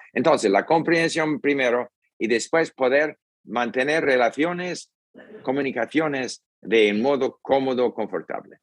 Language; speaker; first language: Spanish; non-native, fluent; English